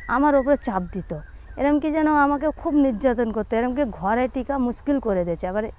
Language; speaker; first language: Bangla; non-native, local second language; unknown